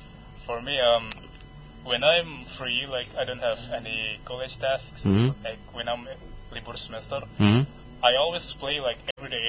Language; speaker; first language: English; non-native, learner; Indonesian